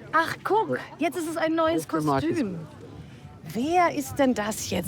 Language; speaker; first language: German; native; German